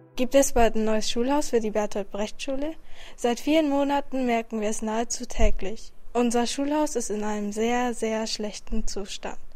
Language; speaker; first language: German; native; German